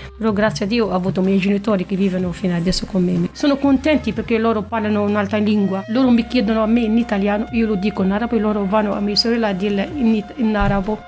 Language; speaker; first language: Italian; non-native, fluent; Arabic